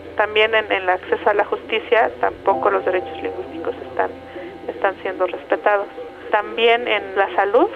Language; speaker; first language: Spanish; non-native, local second language; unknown